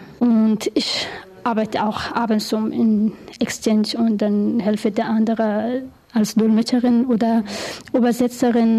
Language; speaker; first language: German; non-native, learner; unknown